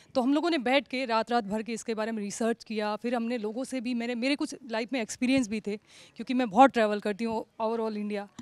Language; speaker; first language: Hindi; native; Hindi